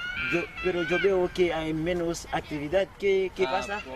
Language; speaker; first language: Spanish; non-native, learner; Haitian Creole